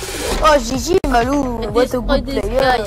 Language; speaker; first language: English; non-native, learner; French